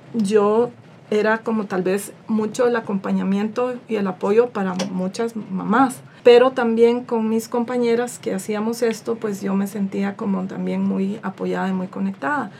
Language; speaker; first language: Spanish; native; Spanish